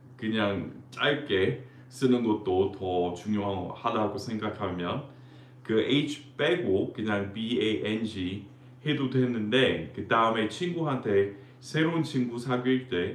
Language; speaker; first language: Korean; non-native, fluent; English